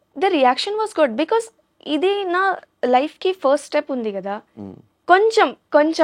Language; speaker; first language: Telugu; non-native, learner; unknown